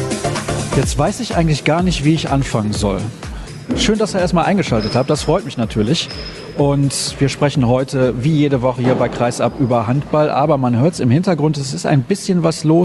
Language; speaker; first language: German; native; German